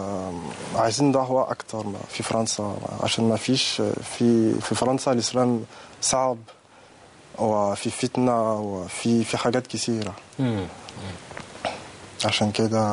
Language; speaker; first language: Arabic; non-native, learner; French